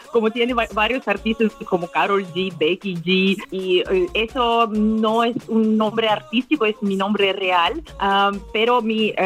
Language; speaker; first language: Spanish; non-native, fluent; Russian